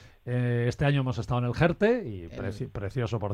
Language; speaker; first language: Spanish; native; Spanish